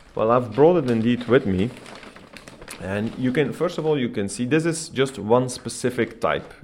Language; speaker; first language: English; non-native, fluent; Dutch